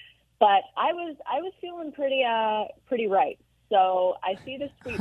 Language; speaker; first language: English; native; English